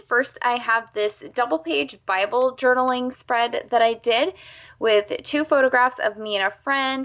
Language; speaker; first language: English; native; English